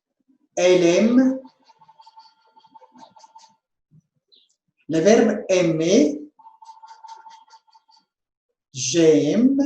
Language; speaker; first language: French; non-native, fluent; Amharic